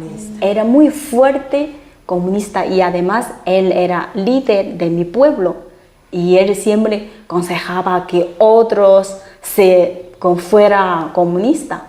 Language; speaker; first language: Spanish; non-native, fluent; Chinese